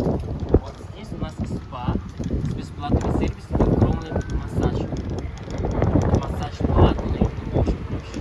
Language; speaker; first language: Russian; non-native, fluent; Spanish